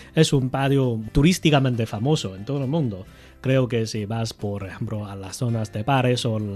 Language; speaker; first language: Spanish; non-native, fluent; Chinese